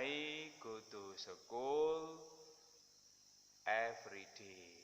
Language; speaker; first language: English; non-native, fluent; Indonesian